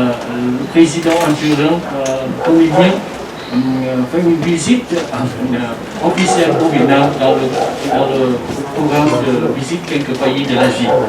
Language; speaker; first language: French; non-native, learner; Vietnamese